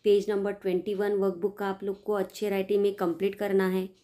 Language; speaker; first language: Hindi; non-native, local second language; Marathi